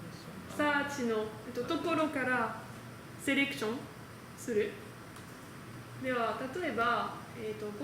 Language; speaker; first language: Japanese; non-native, learner; French